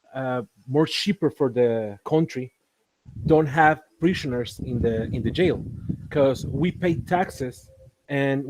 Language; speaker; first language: English; non-native, learner; Spanish